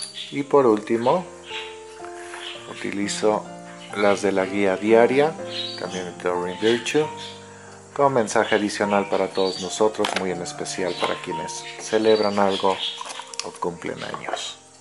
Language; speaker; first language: Spanish; native; Spanish